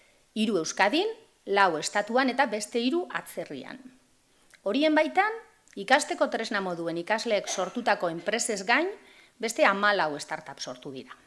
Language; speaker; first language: Basque; native; Basque